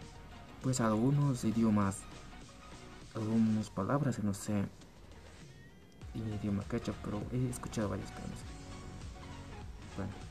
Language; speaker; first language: Spanish; non-native, local second language; Quechua